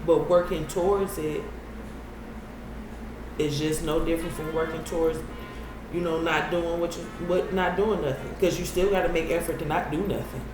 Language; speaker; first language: English; native; English